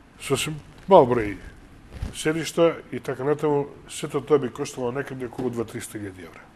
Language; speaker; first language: Macedonian; native; Macedonian